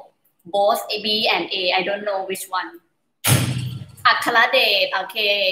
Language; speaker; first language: English; non-native, learner; Thai